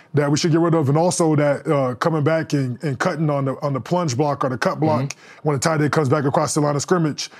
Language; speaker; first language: English; native; English